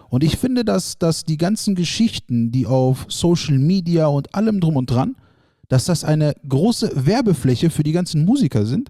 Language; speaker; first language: German; early bilingual, other home language; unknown